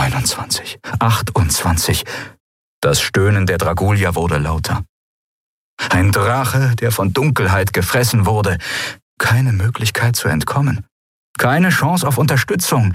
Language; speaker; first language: German; native; German